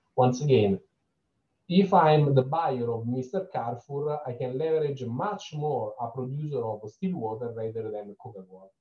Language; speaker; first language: English; non-native, fluent; Italian